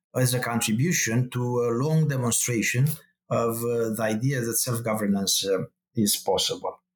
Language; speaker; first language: English; non-native, fluent; Romanian